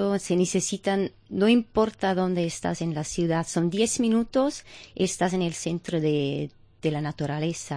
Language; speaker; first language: Spanish; non-native, fluent; German